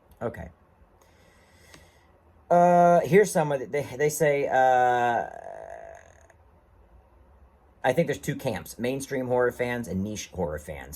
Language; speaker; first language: English; native; English